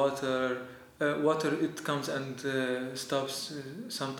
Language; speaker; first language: English; non-native, fluent; Arabic